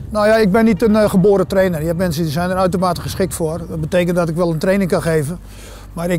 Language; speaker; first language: Dutch; native; Dutch